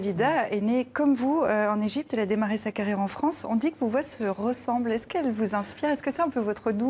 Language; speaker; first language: French; native; French